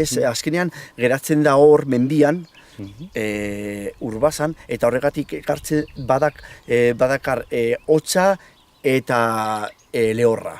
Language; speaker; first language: Basque; non-native, local second language; Spanish